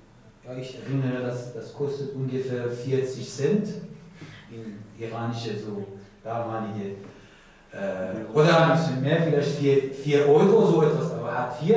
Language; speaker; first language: German; non-native, learner; Persian